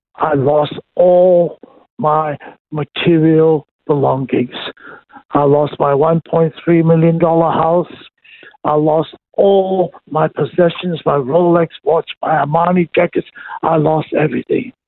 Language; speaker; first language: English; non-native, local second language; Cantonese